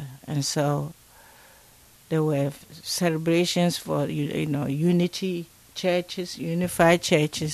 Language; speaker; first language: English; non-native, local second language; Akan